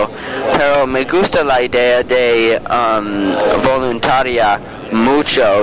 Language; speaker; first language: Spanish; non-native, learner; English